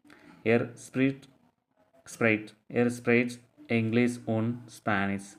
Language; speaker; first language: German; non-native, learner; Tamil